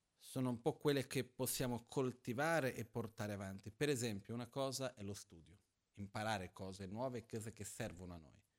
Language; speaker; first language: Italian; non-native, fluent; Portuguese